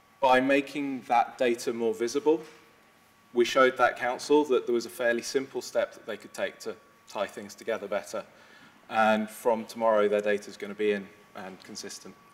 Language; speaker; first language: English; native; English